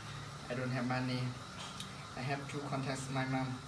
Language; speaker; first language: English; non-native, learner; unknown